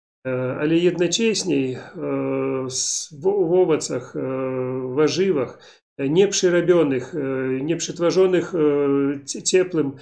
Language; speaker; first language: Polish; non-native, learner; Belarusian